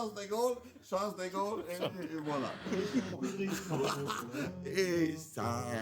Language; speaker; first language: French; non-native, learner; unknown